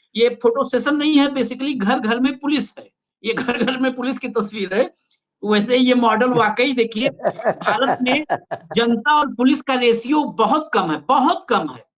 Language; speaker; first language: Hindi; native; Hindi